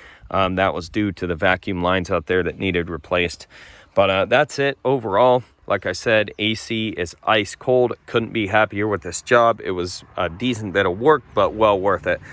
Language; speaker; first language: English; native; English